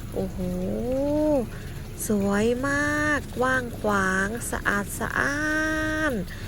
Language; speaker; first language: Thai; native; Thai